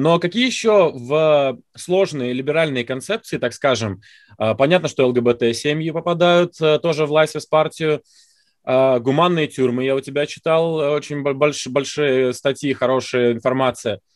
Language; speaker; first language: Russian; native; Russian